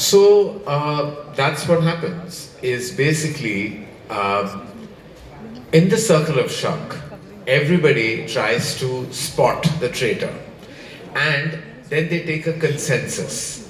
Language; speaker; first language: English; non-native, local second language; Hindi